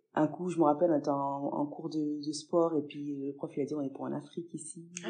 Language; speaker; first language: French; early bilingual, other home language; Fula